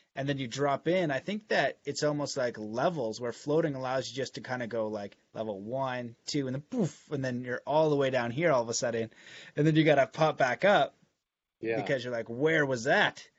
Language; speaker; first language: English; native; English